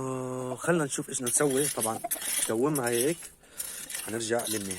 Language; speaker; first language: Arabic; native; Arabic